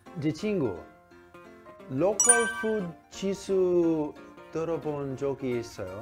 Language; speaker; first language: Korean; non-native, learner; Italian